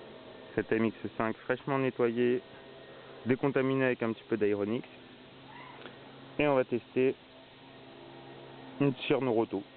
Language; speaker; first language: French; native; French